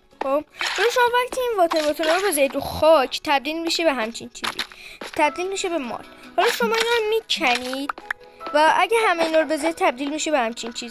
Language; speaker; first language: Persian; native; Persian